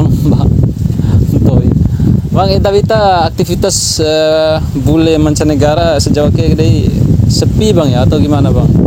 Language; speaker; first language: Indonesian; native; Indonesian